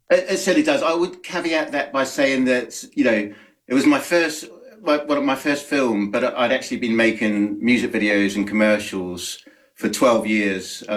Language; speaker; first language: English; native; English